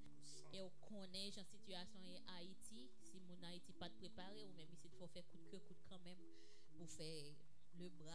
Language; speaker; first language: French; non-native, local second language; Haitian Creole